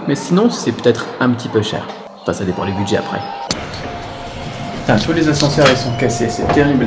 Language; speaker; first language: French; native; French